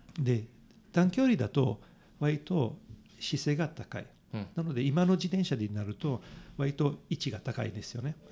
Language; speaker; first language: Japanese; non-native, fluent; Italian